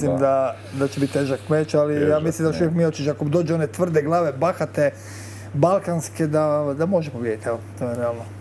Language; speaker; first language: Croatian; native; Croatian